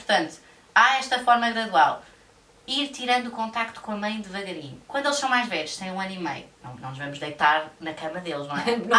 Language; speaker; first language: Portuguese; native; Portuguese